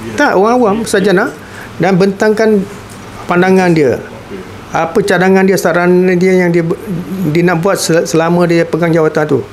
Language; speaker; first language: Malay; native; Malay